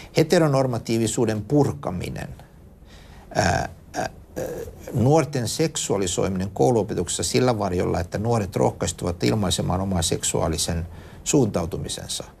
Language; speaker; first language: Finnish; native; Finnish